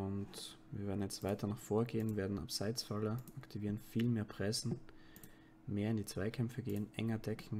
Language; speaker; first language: German; native; German